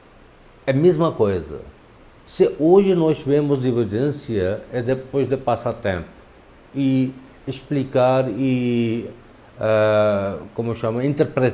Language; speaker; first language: Portuguese; non-native, fluent; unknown